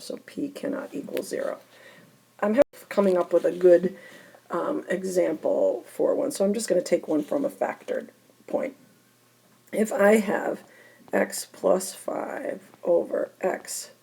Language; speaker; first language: English; native; English